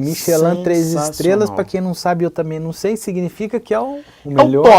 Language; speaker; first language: Portuguese; native; Portuguese